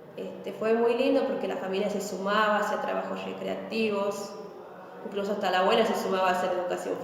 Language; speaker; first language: Spanish; native; Spanish